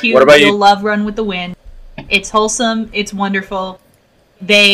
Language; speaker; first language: English; native; English